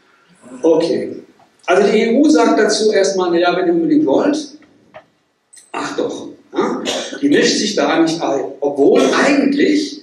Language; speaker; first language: German; native; German